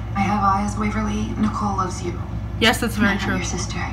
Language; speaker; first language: English; native; English